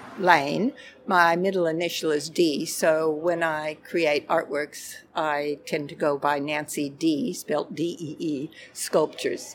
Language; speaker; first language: English; native; English